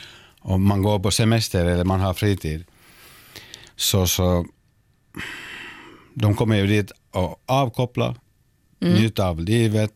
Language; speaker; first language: Swedish; non-native, local second language; Finnish